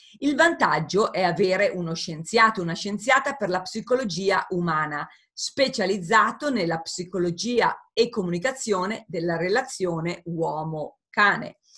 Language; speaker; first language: Italian; early bilingual, heritage; Italian